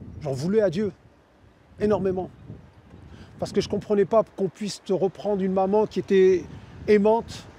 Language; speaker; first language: French; early bilingual, other home language; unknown